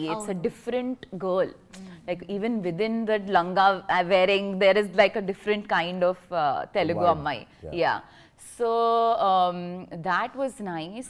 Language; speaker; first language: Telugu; non-native, learner; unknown